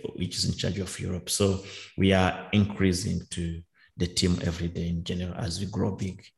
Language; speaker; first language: English; non-native, local second language; Kinyarwanda